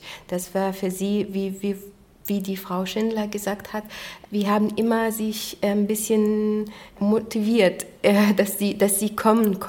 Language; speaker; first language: German; non-native, fluent; Arabic